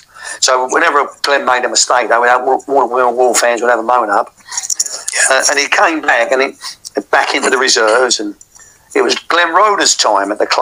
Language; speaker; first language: English; native; English